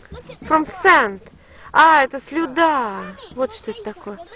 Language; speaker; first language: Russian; native; Russian